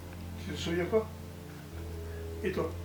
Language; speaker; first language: French; native; French